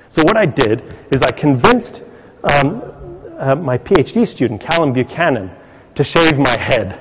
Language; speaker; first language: English; native; English